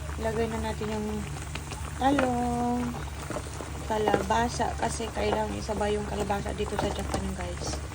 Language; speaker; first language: Filipino; non-native, local second language; Cebuano